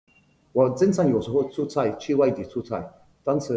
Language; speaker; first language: Chinese; non-native, learner; Arabic